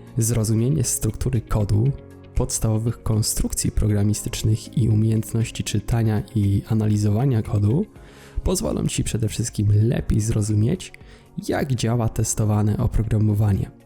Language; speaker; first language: Polish; native; Polish